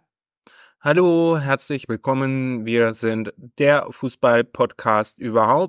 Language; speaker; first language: German; native; German